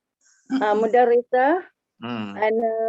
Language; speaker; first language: Arabic; non-native, learner; Malay